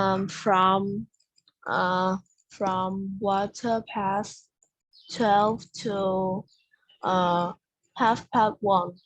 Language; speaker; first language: English; non-native, learner; Vietnamese